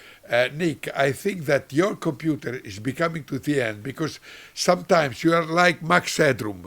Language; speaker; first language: English; non-native, learner; Italian